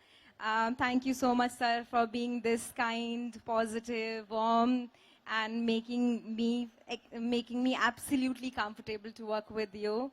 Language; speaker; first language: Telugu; non-native, local second language; Hindi